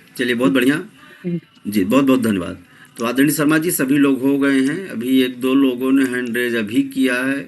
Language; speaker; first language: Hindi; native; Hindi